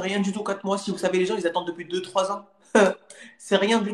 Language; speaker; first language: French; native; French